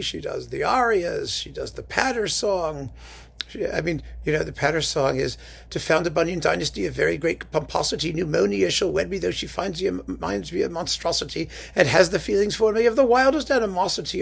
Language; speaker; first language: English; native; English